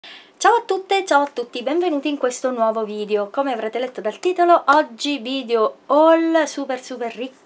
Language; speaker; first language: Italian; native; Italian